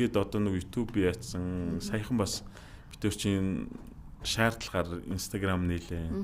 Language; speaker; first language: Mongolian; native; Mongolian